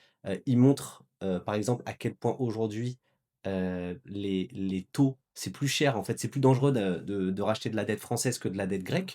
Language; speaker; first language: French; native; French